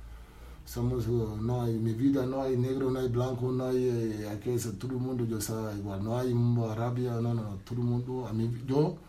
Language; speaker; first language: Spanish; non-native, learner; Wolof